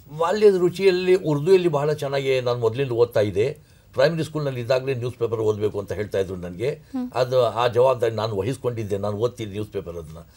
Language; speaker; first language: Kannada; non-native, local second language; Urdu